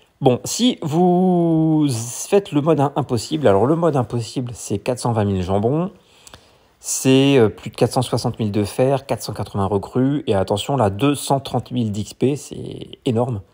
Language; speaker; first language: French; native; French